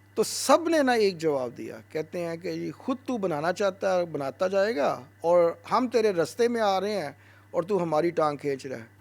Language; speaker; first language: Urdu; native; Urdu